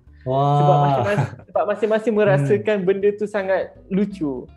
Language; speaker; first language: Malay; native; Malay